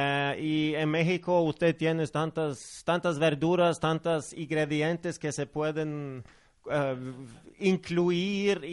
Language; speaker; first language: Spanish; non-native, fluent; Norwegian